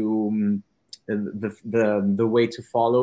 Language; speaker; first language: English; non-native, fluent; Italian